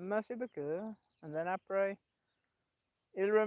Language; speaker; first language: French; non-native, learner; English